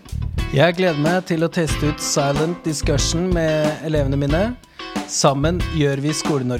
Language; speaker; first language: Norwegian; native; Norwegian